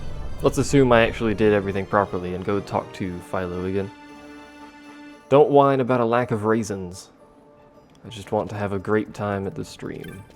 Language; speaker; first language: English; native; English